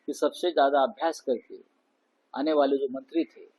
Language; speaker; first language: Hindi; non-native, local second language; Marathi